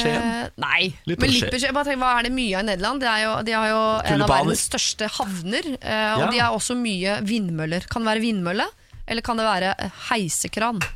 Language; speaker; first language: Norwegian; native; Norwegian